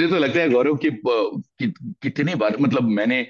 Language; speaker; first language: Hindi; native; Hindi